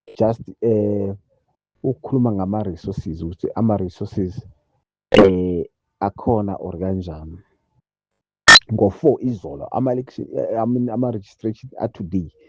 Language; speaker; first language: Zulu; native; Zulu